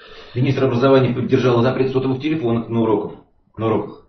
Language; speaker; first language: Russian; native; Russian